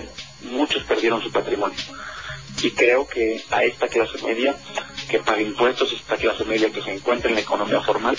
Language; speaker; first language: Spanish; native; Spanish